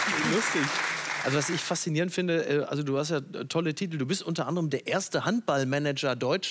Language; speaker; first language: German; native; German